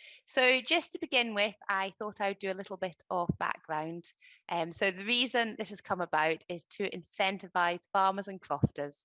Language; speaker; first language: English; native; English